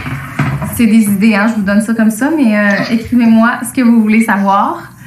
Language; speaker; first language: French; native; French